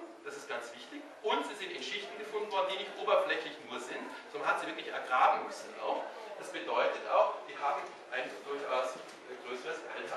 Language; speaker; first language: German; native; German